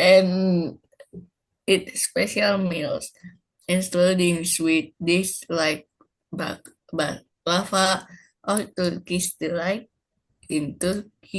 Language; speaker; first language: English; non-native, learner; Indonesian